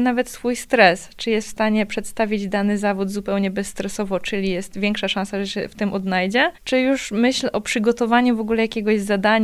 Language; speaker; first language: Polish; native; Polish